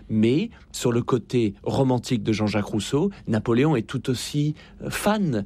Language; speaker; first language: French; native; French